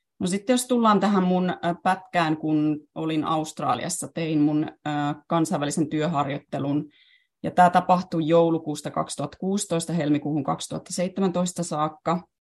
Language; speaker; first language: Finnish; native; Finnish